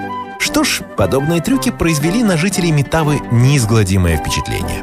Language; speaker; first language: Russian; native; Russian